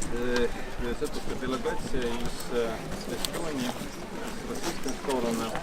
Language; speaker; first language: Russian; non-native, fluent; Estonian